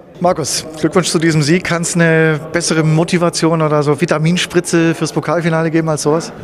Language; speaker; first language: German; native; German